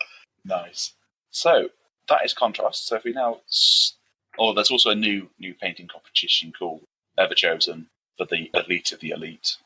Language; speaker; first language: English; native; English